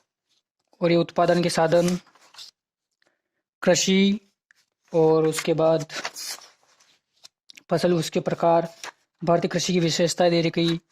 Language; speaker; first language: Hindi; native; Hindi